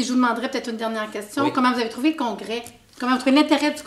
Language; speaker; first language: French; native; French